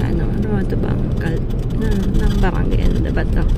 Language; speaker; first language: Filipino; native; Filipino